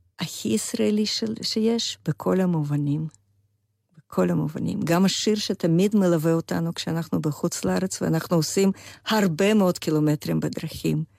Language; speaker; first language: Hebrew; non-native, fluent; Russian